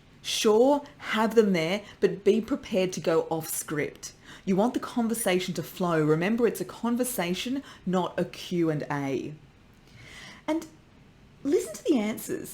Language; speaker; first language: English; native; English